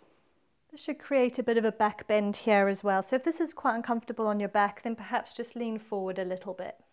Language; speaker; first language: English; native; English